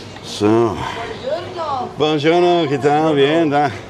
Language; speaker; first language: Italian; non-native, learner; English